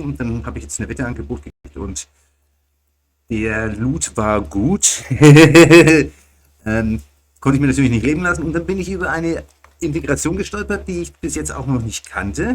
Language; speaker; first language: German; native; German